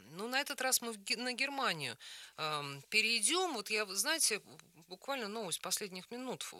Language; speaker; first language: Russian; native; Russian